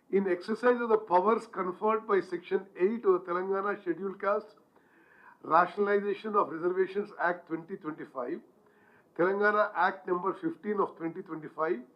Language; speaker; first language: English; non-native, local second language; Telugu